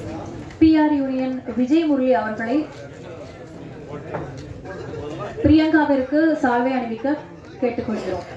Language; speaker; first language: Tamil; native; Tamil